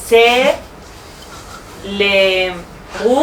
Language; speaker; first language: French; non-native, learner; Spanish